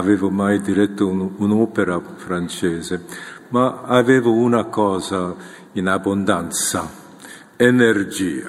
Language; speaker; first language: Italian; non-native, fluent; Korean